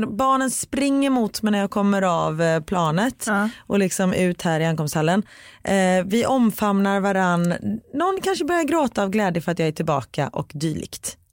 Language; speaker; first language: Swedish; native; Swedish